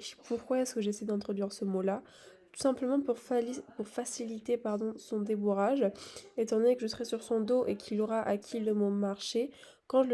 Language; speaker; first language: French; native; French